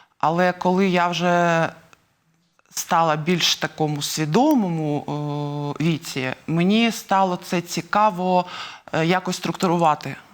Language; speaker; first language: Ukrainian; non-native, local second language; Russian